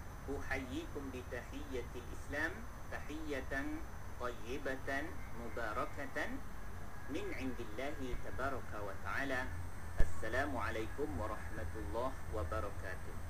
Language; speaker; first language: Arabic; non-native, fluent; Malay